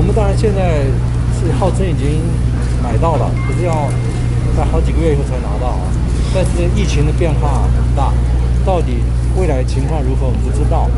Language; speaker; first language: Chinese; native; Chinese